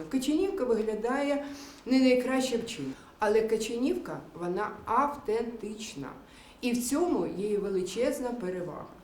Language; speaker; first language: Ukrainian; native; Ukrainian